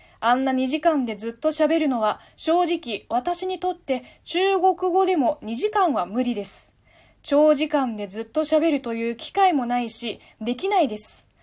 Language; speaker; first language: Japanese; non-native, fluent; Chinese